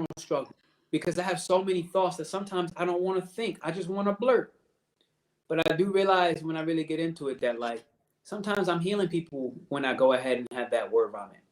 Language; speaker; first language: English; native; English